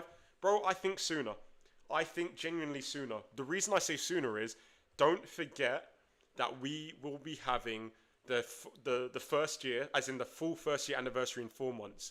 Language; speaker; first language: English; native; English